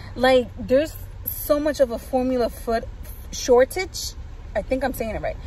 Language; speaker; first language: English; early bilingual, other home language; Spanish